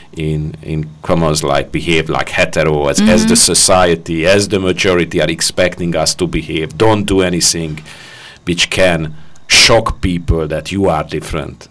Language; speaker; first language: English; non-native, fluent; Hungarian